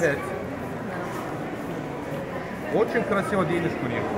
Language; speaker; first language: Russian; non-native, learner; Turkish